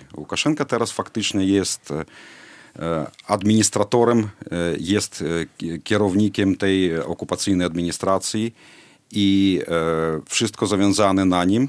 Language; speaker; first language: Polish; non-native, fluent; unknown